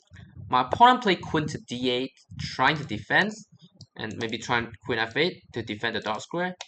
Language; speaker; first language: English; non-native, fluent; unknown